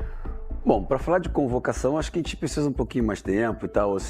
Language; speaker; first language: Portuguese; native; Portuguese